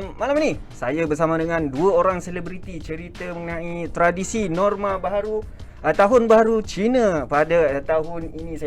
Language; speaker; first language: Malay; native; Malay